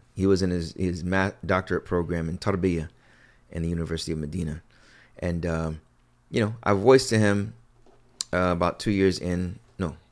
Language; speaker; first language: English; early bilingual, other home language; Akan